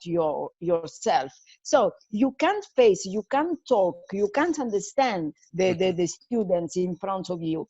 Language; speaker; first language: English; non-native, fluent; Italian